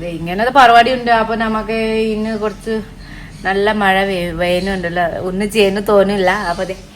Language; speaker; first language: Malayalam; non-native, learner; Nepali